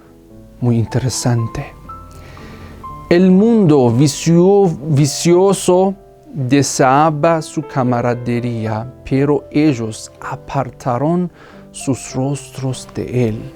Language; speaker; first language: Spanish; non-native, fluent; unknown